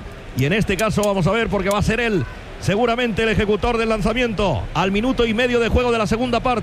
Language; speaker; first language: Spanish; native; Spanish